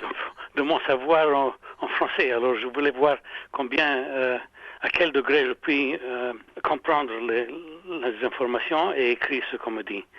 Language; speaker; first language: French; non-native, fluent; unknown